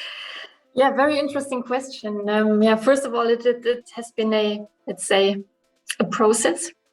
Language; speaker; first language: English; non-native, fluent; German